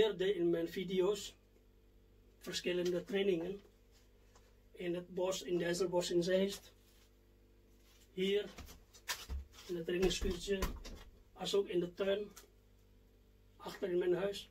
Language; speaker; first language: Dutch; non-native, fluent; Indonesian